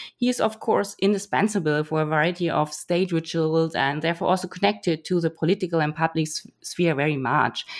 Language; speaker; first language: English; non-native, fluent; German